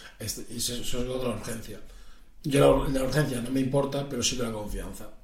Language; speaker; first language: Spanish; native; Spanish